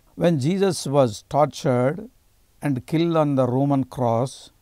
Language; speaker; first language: English; non-native, local second language; Telugu